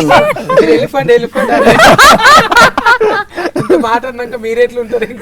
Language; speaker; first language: Telugu; native; Telugu